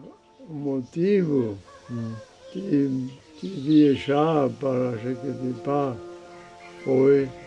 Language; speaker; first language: Portuguese; non-native, fluent; German